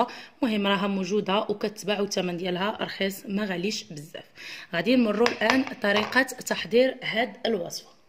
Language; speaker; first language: Arabic; native; Arabic